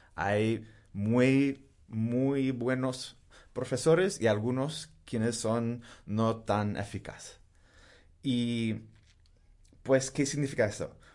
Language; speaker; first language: Spanish; non-native, fluent; English